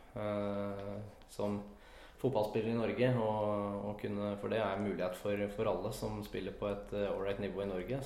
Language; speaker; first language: Norwegian; native; Norwegian